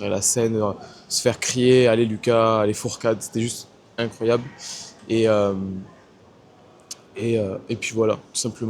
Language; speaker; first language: French; native; French